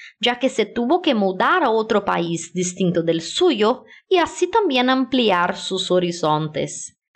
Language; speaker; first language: Spanish; non-native, fluent; Portuguese